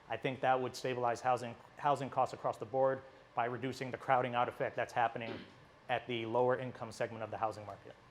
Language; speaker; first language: English; native; English